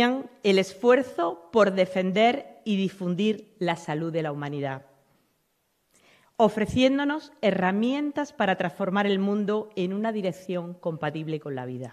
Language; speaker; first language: Spanish; native; Spanish